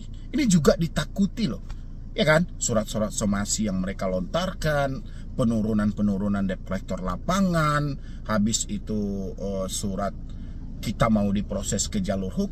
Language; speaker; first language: Indonesian; native; Indonesian